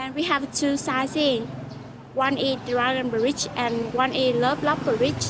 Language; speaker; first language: English; non-native, learner; Vietnamese